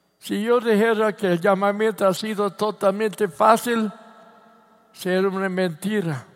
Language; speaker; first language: Spanish; non-native, fluent; English